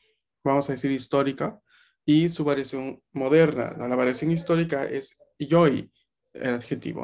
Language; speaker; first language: Spanish; native; Spanish